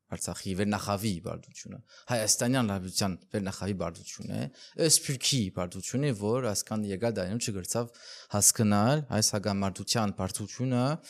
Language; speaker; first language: Armenian; early bilingual, heritage; Armenian